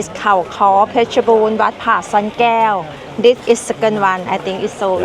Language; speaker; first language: English; non-native, learner; Thai